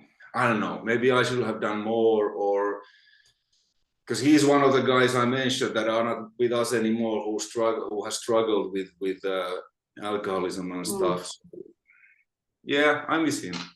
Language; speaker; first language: English; non-native, fluent; Finnish